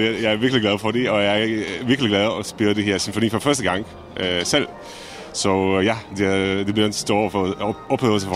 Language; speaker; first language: Danish; non-native, fluent; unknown